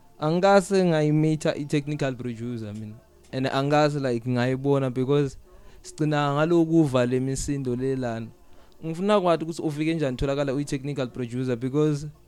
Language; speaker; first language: Zulu; non-native, local second language; Swati